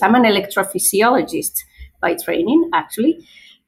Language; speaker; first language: English; non-native, fluent; Spanish